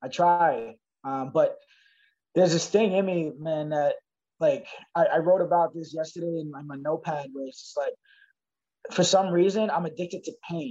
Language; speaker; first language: English; native; English